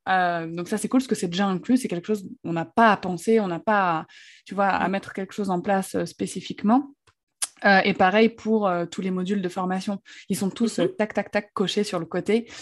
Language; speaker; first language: French; native; French